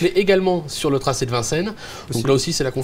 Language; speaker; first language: French; native; French